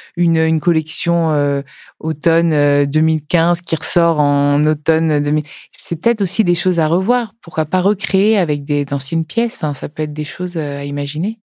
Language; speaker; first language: French; native; French